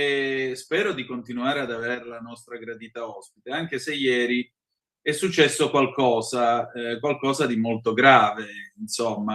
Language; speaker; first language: Italian; native; Italian